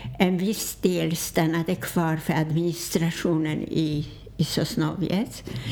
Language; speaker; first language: Swedish; non-native, fluent; Polish